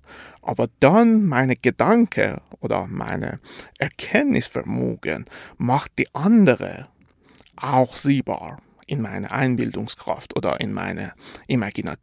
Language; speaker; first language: German; non-native, fluent; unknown